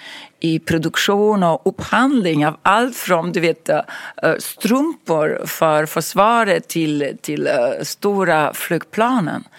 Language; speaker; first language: Swedish; non-native, fluent; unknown